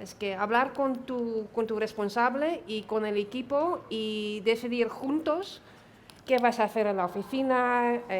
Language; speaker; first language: Spanish; non-native, fluent; Dutch